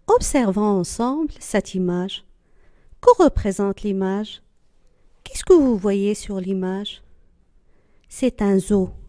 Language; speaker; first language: French; non-native, local second language; Arabic